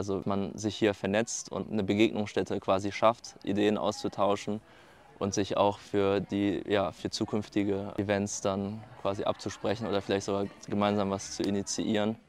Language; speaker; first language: German; early bilingual, other home language; Tibetan